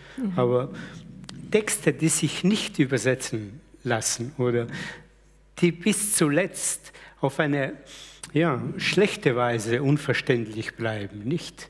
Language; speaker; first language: German; early bilingual, other home language; Slovenian